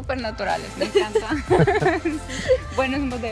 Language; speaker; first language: Spanish; non-native, fluent; Ukrainian